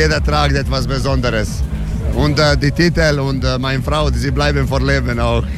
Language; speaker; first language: German; non-native, learner; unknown